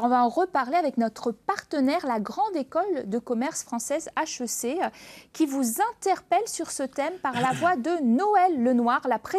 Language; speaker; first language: French; native; French